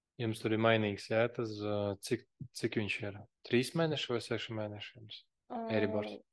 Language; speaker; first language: Latvian; non-native, local second language; Russian